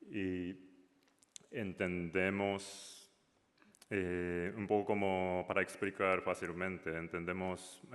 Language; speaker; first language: Spanish; non-native, learner; Japanese